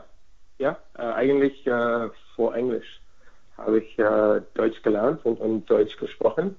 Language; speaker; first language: German; non-native, fluent; Hungarian